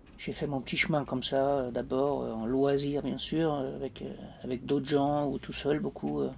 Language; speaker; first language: French; non-native, fluent; Danish